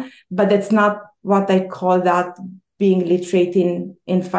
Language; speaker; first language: English; non-native, fluent; Romanian